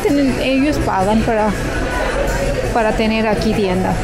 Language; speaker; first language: Spanish; non-native, learner; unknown